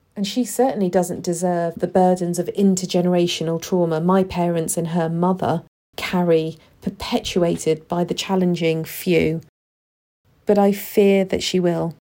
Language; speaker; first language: English; native; English